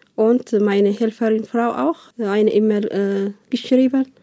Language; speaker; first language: German; non-native, learner; Tigrinya